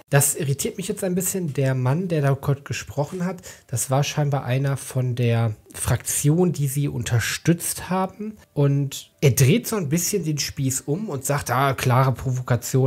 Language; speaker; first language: German; native; German